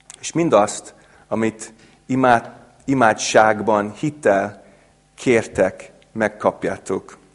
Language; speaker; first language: Hungarian; non-native, fluent; English